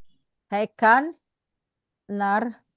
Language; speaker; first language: Dutch; non-native, fluent; Indonesian